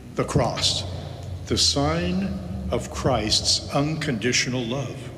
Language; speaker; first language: English; native; English